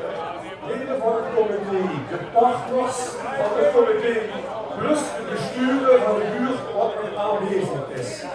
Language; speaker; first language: Dutch; non-native, local second language; Limburgish